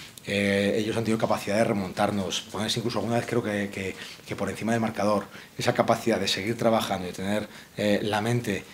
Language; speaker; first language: Spanish; native; Spanish